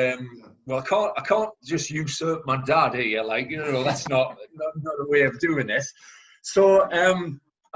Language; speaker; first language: English; native; English